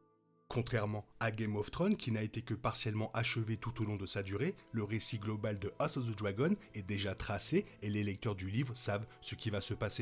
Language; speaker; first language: French; native; French